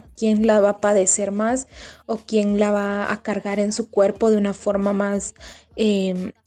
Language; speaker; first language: Spanish; native; Spanish